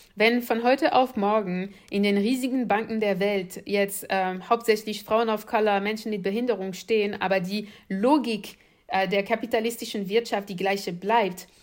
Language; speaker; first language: German; non-native, fluent; French